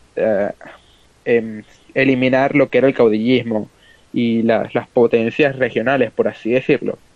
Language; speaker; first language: Spanish; native; Spanish